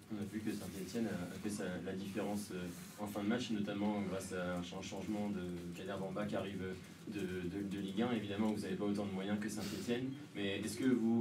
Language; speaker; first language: French; native; French